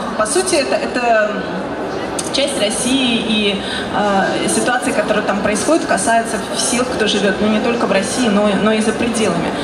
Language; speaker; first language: Russian; native; Russian